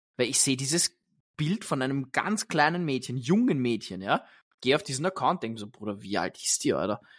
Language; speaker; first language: German; native; German